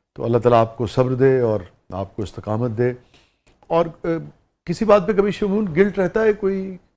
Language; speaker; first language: Urdu; native; Urdu